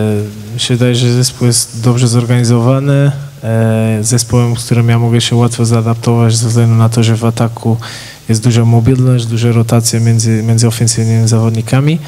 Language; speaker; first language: Polish; non-native, fluent; Portuguese